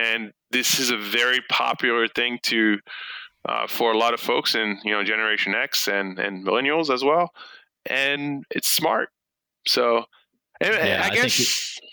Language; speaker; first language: English; early bilingual, other home language; French